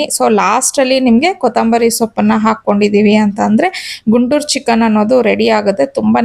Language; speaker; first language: Kannada; native; Kannada